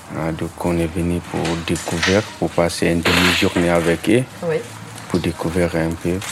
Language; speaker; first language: French; non-native, learner; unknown